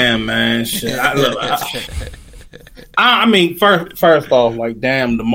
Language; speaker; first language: English; native; English